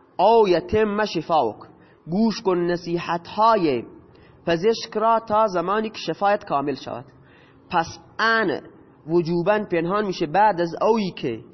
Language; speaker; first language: Persian; non-native, local second language; Baluchi